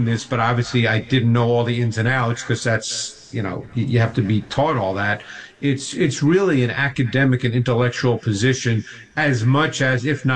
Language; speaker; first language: English; native; English